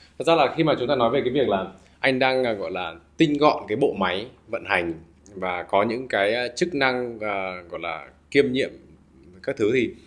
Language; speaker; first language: Vietnamese; native; Vietnamese